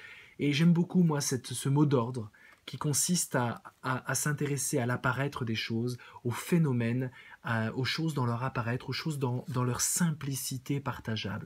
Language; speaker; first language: French; native; French